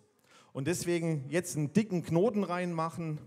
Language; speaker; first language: German; native; German